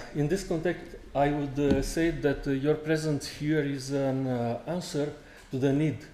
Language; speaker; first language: English; non-native, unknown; Romanian